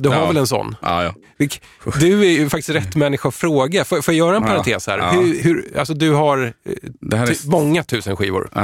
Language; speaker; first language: Swedish; native; Swedish